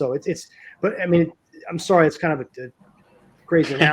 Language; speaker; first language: English; native; English